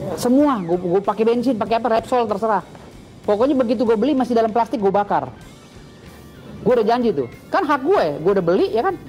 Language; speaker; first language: Indonesian; native; Indonesian